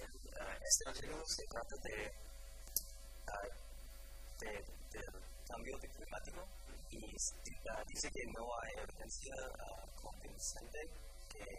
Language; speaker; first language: Spanish; non-native, fluent; English